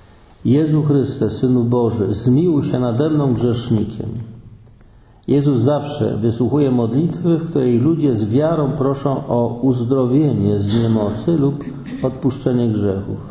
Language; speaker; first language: Polish; native; Polish